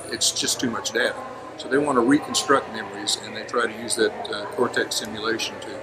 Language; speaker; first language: English; native; English